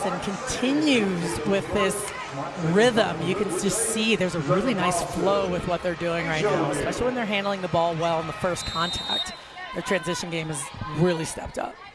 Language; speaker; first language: English; native; English